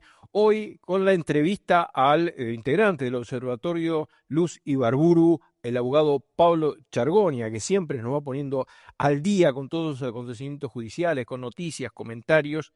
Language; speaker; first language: Spanish; native; Spanish